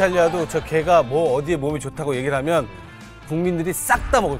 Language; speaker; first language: Korean; native; Korean